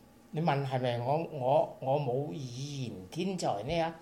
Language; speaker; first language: Cantonese; early bilingual, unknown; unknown